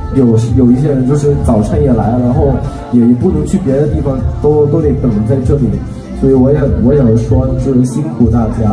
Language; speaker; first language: Chinese; non-native, fluent; Thai